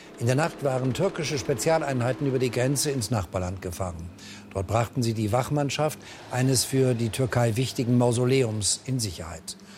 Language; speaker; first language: German; native; German